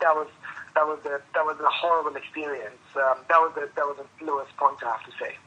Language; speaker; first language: English; non-native, fluent; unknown